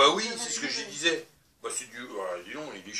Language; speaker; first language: French; native; French